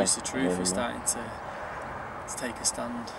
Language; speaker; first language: English; native; English